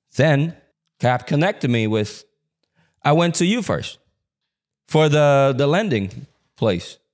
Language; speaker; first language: English; early bilingual, other home language; Spanish